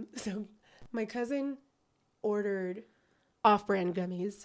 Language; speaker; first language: English; early bilingual, other home language; Spanish